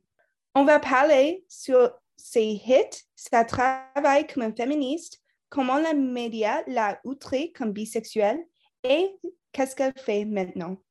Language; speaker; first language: French; non-native, learner; English